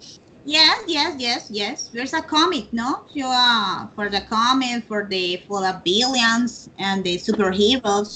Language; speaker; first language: English; non-native, learner; Spanish